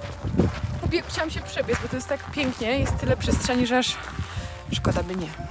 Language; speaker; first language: Polish; native; Polish